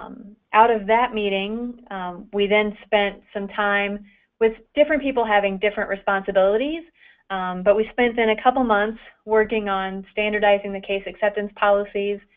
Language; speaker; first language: English; native; English